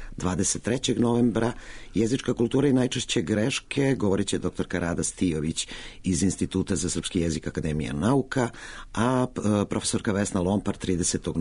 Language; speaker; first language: Serbian; native; Serbian